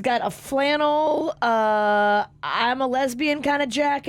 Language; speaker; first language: English; native; English